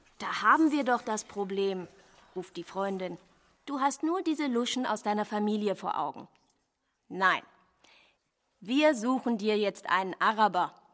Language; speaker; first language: German; native; German